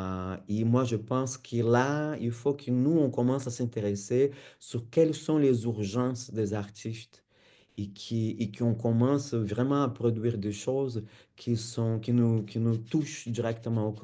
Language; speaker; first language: French; non-native, fluent; Portuguese